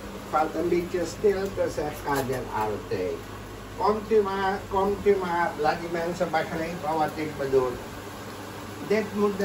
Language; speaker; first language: Dutch; non-native, local second language; Caribbean Hindustani